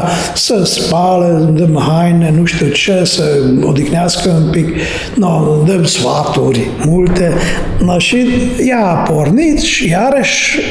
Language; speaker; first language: Romanian; non-native, fluent; Hungarian